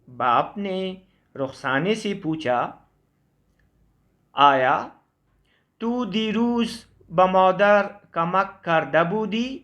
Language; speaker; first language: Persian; non-native, fluent; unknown